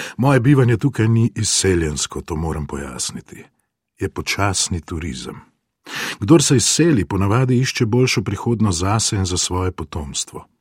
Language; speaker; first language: Slovenian; non-native, fluent; Spanish